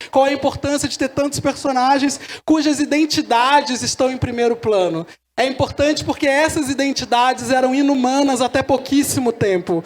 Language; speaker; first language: Portuguese; native; Portuguese